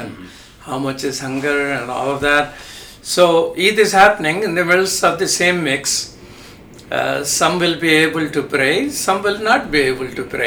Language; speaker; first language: English; non-native, local second language; Urdu